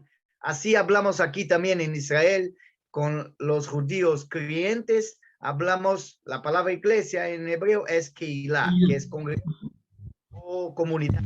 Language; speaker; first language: Spanish; non-native, learner; Portuguese